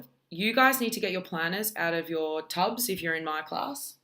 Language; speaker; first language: English; native; English